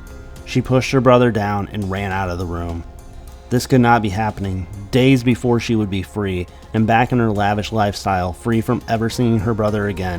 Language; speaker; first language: English; native; English